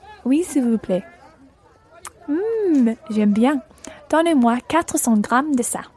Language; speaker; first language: French; non-native, learner; English